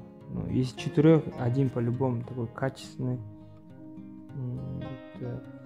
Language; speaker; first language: Russian; non-native, local second language; Kazakh